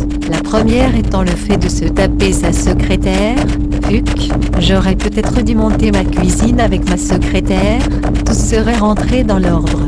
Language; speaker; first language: French; native; French